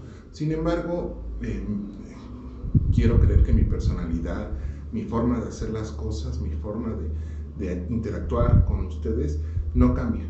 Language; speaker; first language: Spanish; native; Spanish